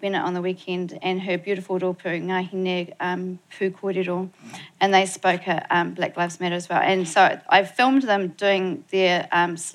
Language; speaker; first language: English; native; English